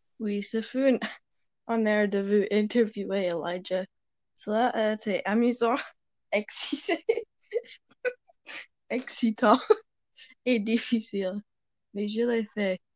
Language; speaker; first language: French; non-native, learner; English